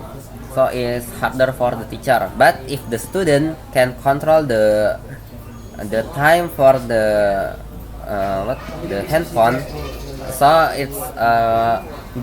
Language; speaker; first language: English; non-native, learner; Indonesian